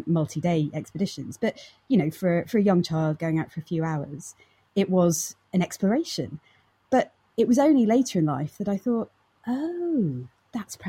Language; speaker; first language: English; native; English